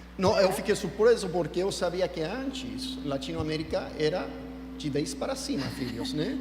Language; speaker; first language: Portuguese; non-native, fluent; English